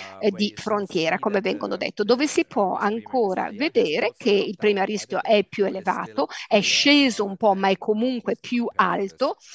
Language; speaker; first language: Italian; native; Italian